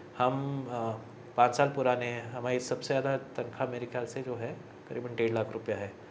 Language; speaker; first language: Hindi; native; Hindi